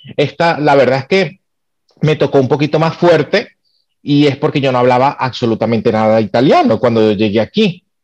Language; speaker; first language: Spanish; native; Spanish